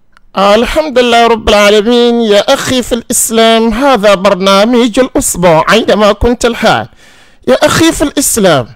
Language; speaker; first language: Arabic; non-native, learner; Yoruba